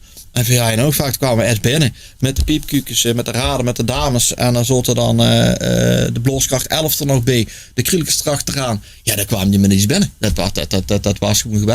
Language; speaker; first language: Dutch; native; Dutch